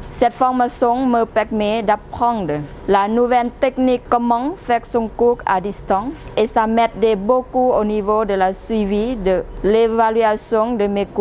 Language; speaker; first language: French; non-native, fluent; Lao